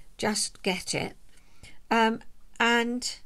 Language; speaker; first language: English; native; English